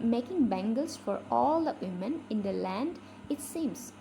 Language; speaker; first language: English; non-native, local second language; Assamese